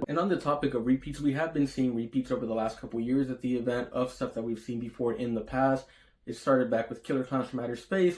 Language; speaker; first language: English; native; English